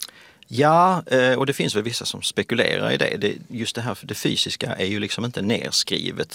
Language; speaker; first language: Swedish; native; Swedish